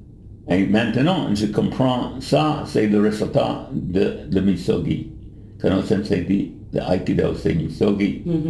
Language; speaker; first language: French; non-native, fluent; English